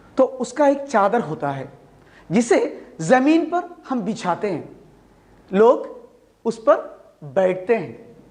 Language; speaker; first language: Hindi; non-native, local second language; Malayalam